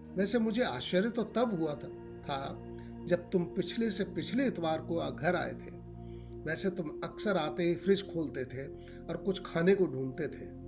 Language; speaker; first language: Hindi; native; Hindi